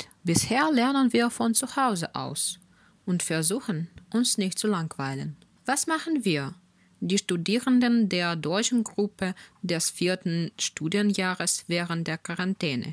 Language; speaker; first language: German; non-native, fluent; Russian